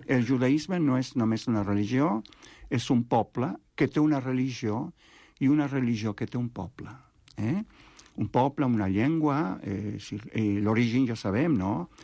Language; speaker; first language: Catalan; non-native, fluent; Spanish